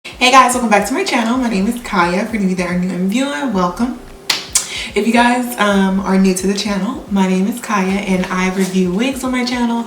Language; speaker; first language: English; native; English